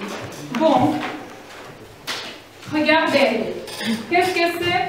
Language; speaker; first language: French; non-native, fluent; Russian